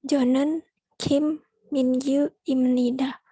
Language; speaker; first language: Korean; non-native, learner; Indonesian